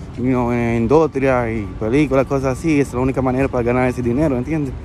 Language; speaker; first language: Spanish; early bilingual, heritage; Spanish